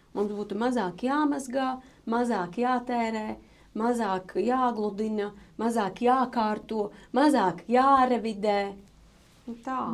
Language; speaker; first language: Latvian; native; Latvian